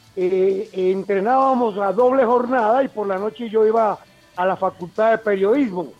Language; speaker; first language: Spanish; native; Spanish